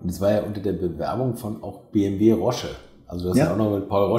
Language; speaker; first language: German; native; German